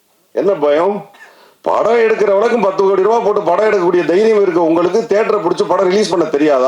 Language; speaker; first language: Tamil; native; Tamil